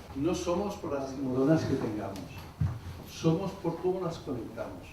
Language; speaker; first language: Spanish; non-native, local second language; Catalan